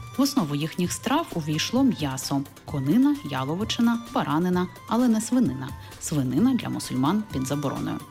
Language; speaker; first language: Ukrainian; native; Ukrainian